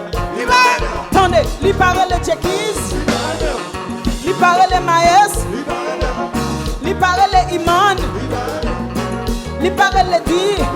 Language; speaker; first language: French; non-native, local second language; Haitian Creole